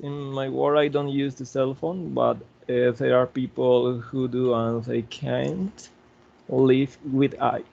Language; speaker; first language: English; non-native, learner; Spanish